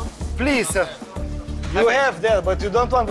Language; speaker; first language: English; non-native, learner; Romanian